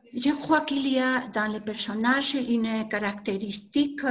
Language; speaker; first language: French; non-native, learner; Spanish